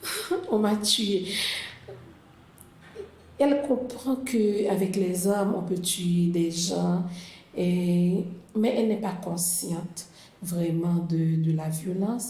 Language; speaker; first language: French; non-native, local second language; Haitian Creole